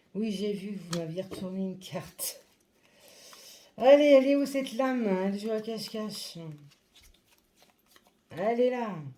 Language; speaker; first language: French; native; French